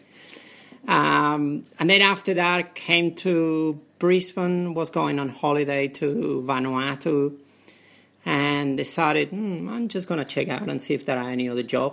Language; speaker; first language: English; non-native, fluent; Spanish